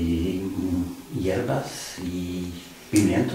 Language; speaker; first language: Spanish; non-native, learner; Dutch